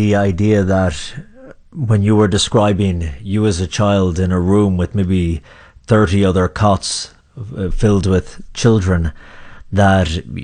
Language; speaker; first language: English; native; English